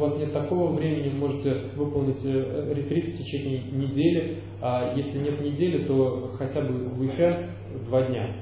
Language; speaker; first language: Russian; native; Russian